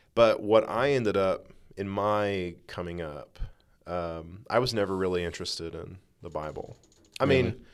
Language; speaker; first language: English; native; English